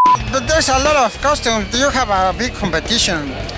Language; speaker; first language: English; non-native, learner; Spanish